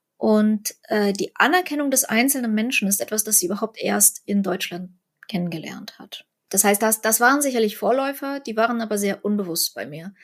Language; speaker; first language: German; early bilingual, other home language; Russian